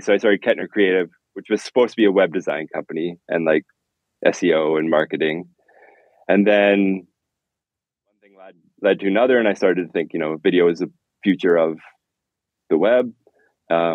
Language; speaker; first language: English; native; English